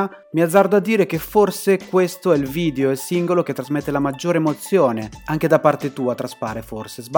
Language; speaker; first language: Italian; native; Italian